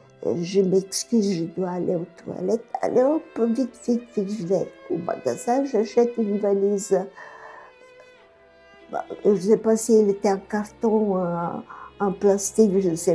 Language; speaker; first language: French; non-native, fluent; Bulgarian